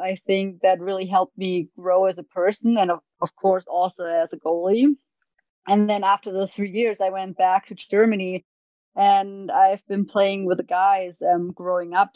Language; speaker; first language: English; non-native, fluent; German